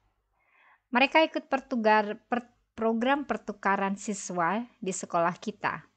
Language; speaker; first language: Indonesian; native; Indonesian